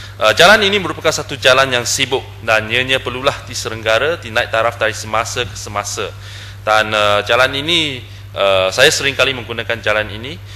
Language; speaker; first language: Malay; non-native, local second language; Chinese